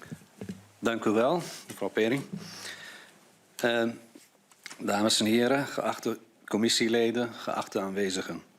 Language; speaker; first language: Dutch; non-native, fluent; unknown